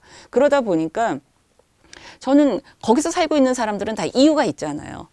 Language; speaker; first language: Korean; native; Korean